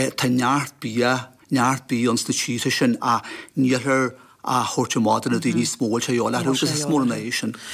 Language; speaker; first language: Irish; native; Irish